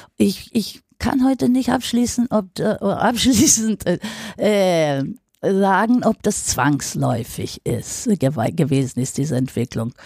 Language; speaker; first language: German; non-native, fluent; Greek